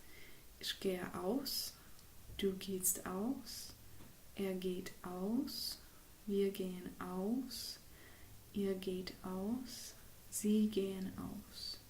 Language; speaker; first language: German; non-native, fluent; English